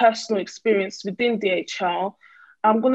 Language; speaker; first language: English; native; English